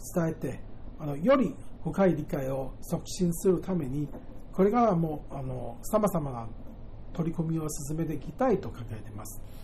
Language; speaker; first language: Japanese; non-native, fluent; Chinese